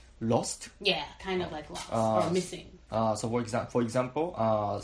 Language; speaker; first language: English; non-native, learner; Japanese